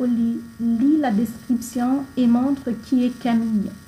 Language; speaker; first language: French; non-native, fluent; Arabic